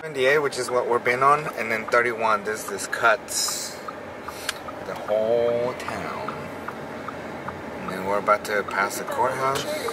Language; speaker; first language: English; early bilingual, other home language; Spanish